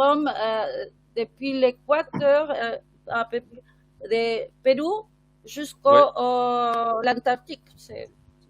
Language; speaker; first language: French; non-native, fluent; Spanish